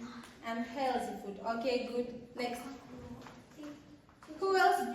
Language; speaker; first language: English; non-native, learner; Kazakh